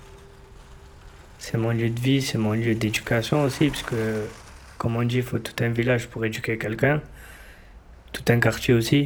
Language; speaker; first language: French; native; French